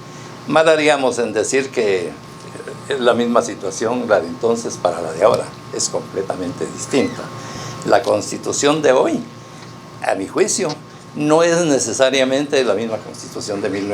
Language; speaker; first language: Spanish; native; Spanish